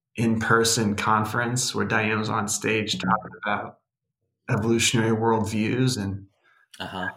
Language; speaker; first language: English; early bilingual, other home language; Portuguese